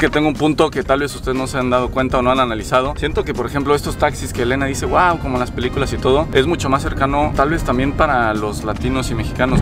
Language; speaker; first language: Spanish; native; Spanish